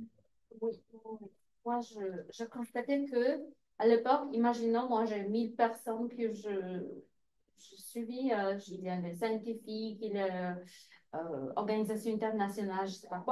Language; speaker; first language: French; non-native, fluent; Polish